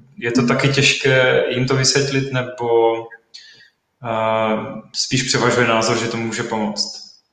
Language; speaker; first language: Czech; native; Czech